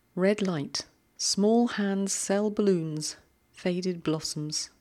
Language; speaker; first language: English; native; English